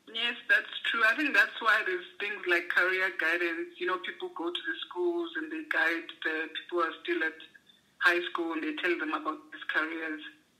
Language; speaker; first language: English; non-native, local second language; Xhosa